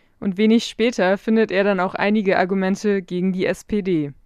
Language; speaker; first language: German; native; German